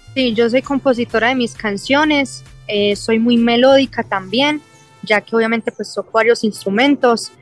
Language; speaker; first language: Spanish; early bilingual, heritage; English